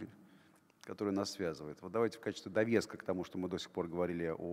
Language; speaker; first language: Russian; native; Russian